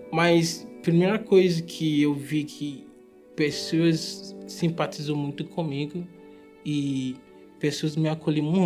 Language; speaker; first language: Portuguese; non-native, fluent; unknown